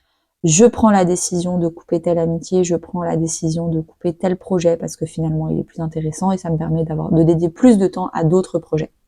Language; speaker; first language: French; native; French